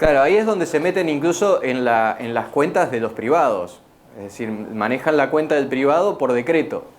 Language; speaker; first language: Spanish; native; Spanish